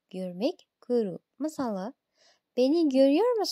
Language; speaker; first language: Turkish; non-native, fluent; Kazakh